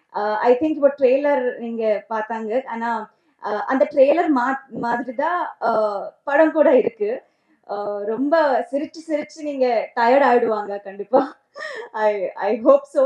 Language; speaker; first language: Tamil; non-native, learner; Telugu